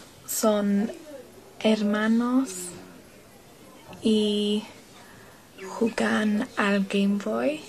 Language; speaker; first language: Spanish; non-native, learner; English